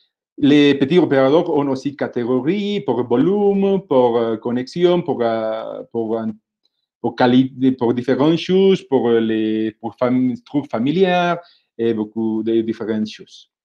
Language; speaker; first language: French; non-native, fluent; Spanish